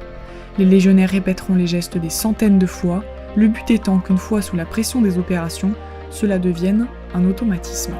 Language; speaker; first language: French; native; French